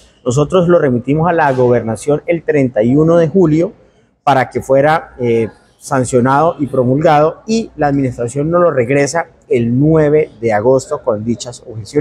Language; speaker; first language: Spanish; native; Spanish